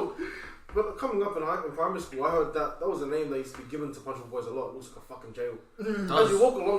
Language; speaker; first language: English; native; English